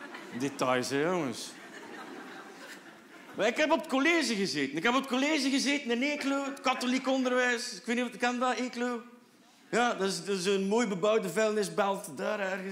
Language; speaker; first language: Dutch; native; Dutch